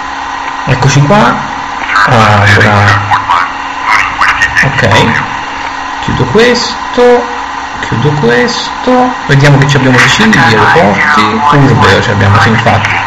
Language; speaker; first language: Italian; native; Italian